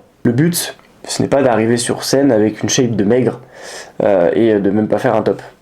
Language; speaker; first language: French; native; French